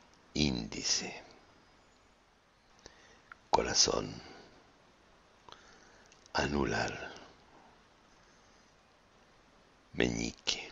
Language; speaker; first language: Spanish; native; Spanish